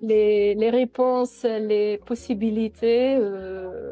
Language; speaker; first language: French; non-native, local second language; Dutch